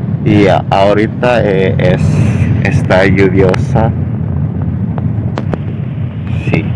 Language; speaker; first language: Spanish; non-native, learner; Indonesian